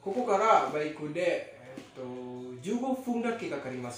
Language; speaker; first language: Japanese; non-native, learner; Indonesian